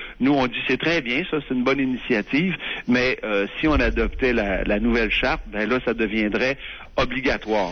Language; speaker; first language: French; native; French